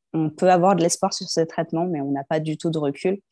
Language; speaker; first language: French; native; French